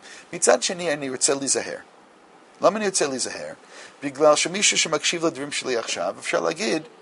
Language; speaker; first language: Hebrew; non-native, fluent; English